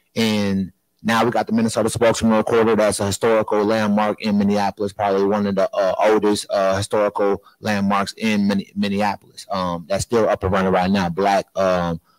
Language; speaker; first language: English; native; English